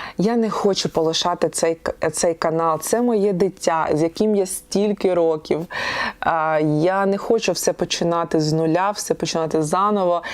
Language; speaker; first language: Ukrainian; non-native, local second language; Russian